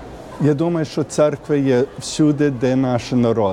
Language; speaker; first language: Ukrainian; early bilingual, heritage; Ukrainian